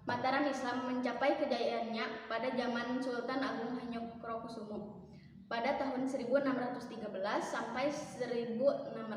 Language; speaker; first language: Indonesian; native; Indonesian